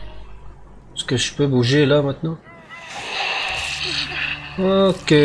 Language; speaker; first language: French; non-native, learner; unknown